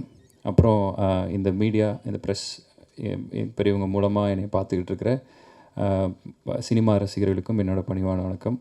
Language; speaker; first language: Tamil; native; Tamil